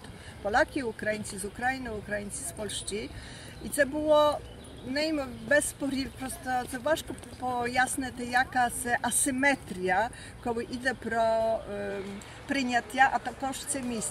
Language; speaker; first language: Ukrainian; early bilingual, heritage; Ukrainian